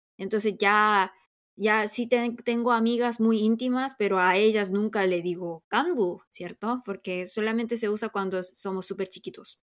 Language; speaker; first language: Spanish; early bilingual, other home language; Korean